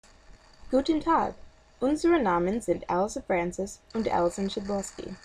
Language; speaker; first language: German; non-native, learner; English